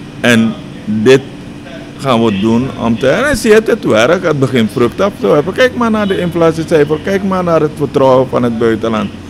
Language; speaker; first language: Dutch; native; Dutch